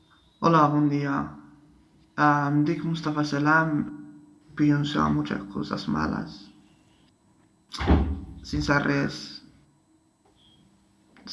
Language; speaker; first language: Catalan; non-native, learner; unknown